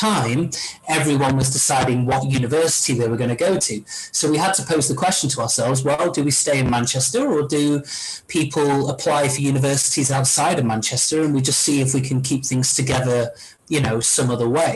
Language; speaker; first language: English; native; English